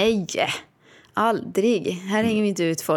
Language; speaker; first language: Swedish; native; Swedish